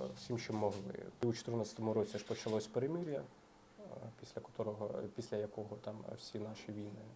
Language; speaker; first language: Ukrainian; non-native, local second language; Russian